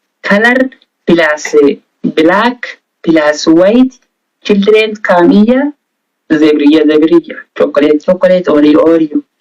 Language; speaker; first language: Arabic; non-native, learner; Oromo